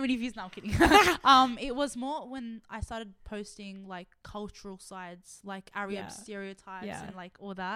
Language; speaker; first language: English; non-native, local second language; Arabic